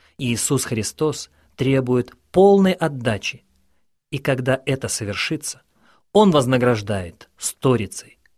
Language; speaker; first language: Russian; non-native, local second language; Ukrainian